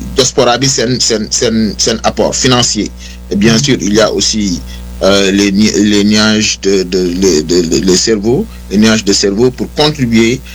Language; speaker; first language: French; non-native, local second language; Wolof